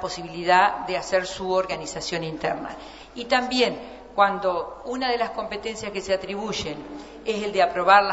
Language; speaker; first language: Spanish; native; Spanish